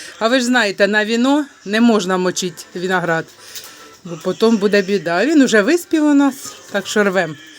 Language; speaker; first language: Ukrainian; non-native, local second language; Russian